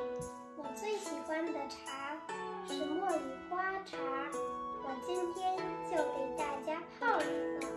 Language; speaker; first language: Chinese; non-native, learner; Polish